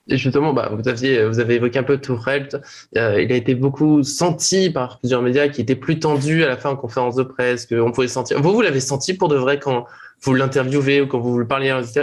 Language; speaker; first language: French; native; French